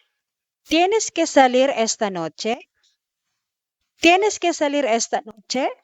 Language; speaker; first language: Spanish; non-native, fluent; Filipino